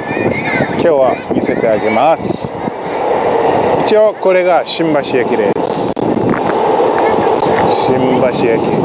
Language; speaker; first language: Japanese; non-native, learner; Swahili